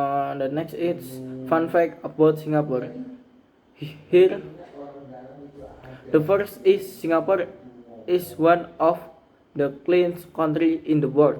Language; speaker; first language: English; non-native, learner; Indonesian